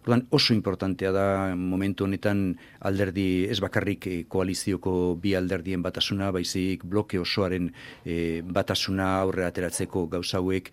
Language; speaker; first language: Basque; native; Basque